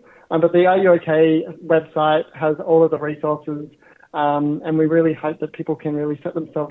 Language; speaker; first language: English; native; English